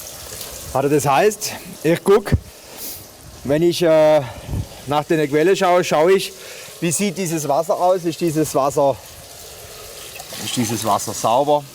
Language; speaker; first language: German; native; German